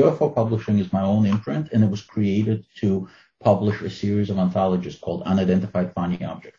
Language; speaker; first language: English; non-native, fluent; Russian